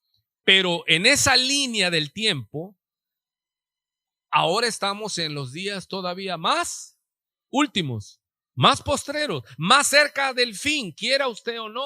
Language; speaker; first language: Spanish; native; Spanish